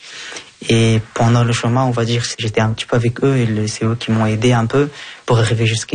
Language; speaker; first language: French; early bilingual, other home language; Persian